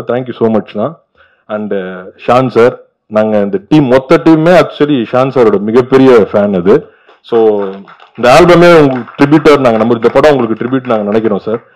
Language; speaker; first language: Tamil; native; Tamil